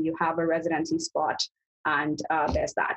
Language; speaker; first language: English; non-native, local second language; Urdu